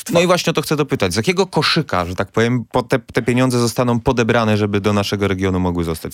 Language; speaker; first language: Polish; native; Polish